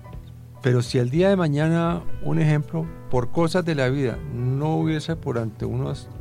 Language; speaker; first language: Spanish; native; Spanish